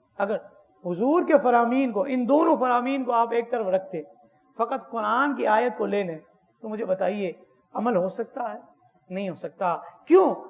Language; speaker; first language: Urdu; non-native, local second language; Memoni